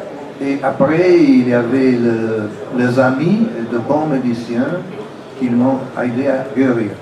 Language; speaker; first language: French; non-native, fluent; Italian